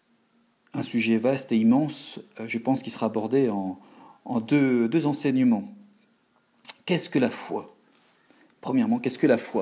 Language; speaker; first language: French; native; French